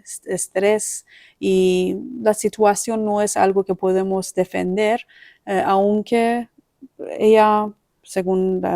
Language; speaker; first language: Spanish; non-native, fluent; Persian